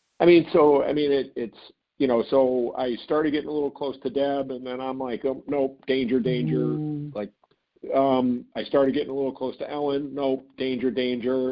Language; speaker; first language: English; native; English